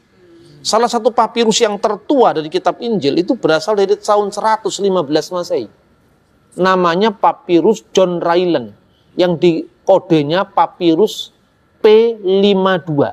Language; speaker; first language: Indonesian; native; Indonesian